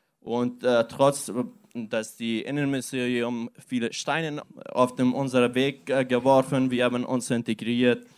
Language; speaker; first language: German; non-native, learner; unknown